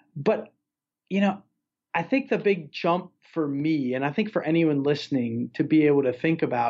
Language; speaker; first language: English; native; English